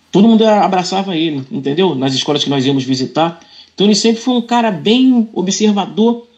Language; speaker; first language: Portuguese; native; Portuguese